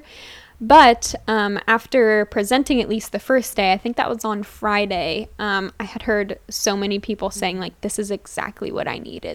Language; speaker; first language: English; native; English